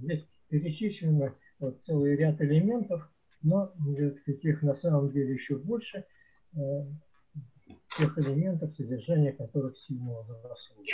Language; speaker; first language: Russian; native; Russian